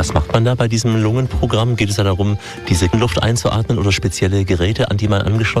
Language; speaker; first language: German; native; German